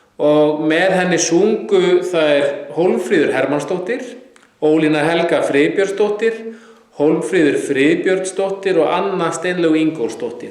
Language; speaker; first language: Icelandic; native; Icelandic